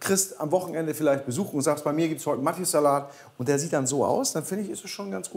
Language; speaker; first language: German; native; German